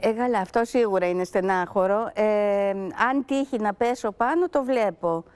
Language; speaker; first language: Greek; early bilingual, heritage; Greek